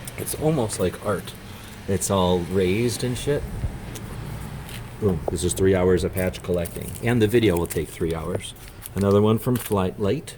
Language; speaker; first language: English; native; English